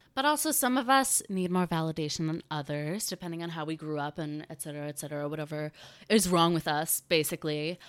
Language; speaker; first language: English; native; English